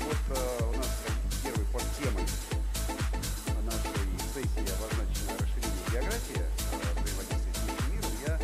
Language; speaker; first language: Russian; native; Russian